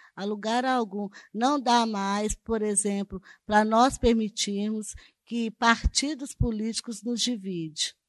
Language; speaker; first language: Portuguese; native; Portuguese